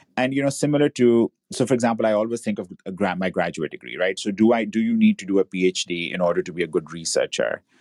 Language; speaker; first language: English; native; English